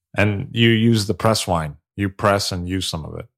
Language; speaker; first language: English; native; English